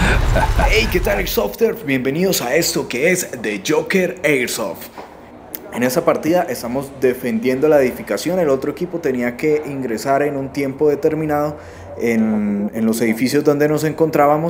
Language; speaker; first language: Spanish; native; Spanish